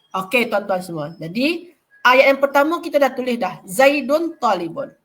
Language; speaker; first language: Malay; native; Malay